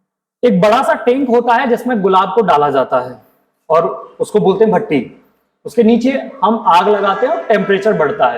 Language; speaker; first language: Hindi; native; Hindi